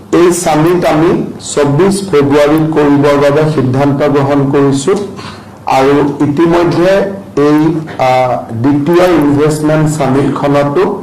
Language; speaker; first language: Assamese; native; Assamese